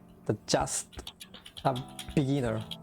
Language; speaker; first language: English; non-native, learner; Japanese